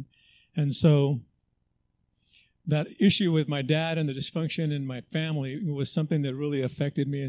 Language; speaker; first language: English; native; English